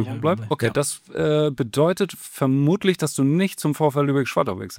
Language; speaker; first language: German; native; German